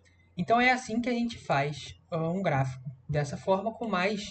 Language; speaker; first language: Portuguese; native; Portuguese